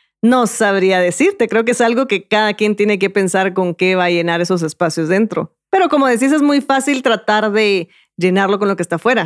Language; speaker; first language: Spanish; native; Spanish